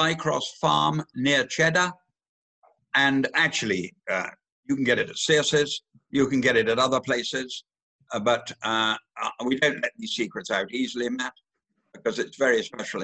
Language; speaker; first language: English; native; English